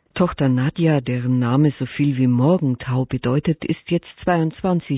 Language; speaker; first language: German; native; German